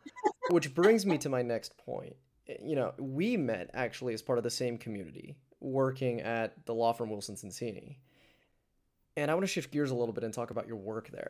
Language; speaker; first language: English; native; English